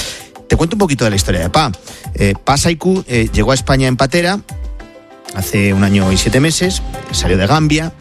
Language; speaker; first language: Spanish; native; Spanish